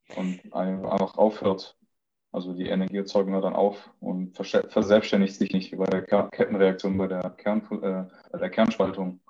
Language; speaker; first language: German; early bilingual, other home language; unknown